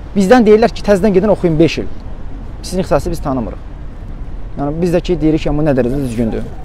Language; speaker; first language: Azerbaijani; native; Azerbaijani